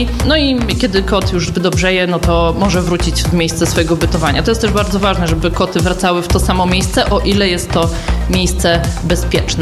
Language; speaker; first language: Polish; native; Polish